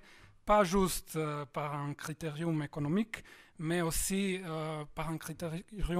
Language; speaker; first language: French; non-native, fluent; Slovenian